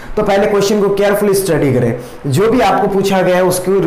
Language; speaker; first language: Hindi; native; Hindi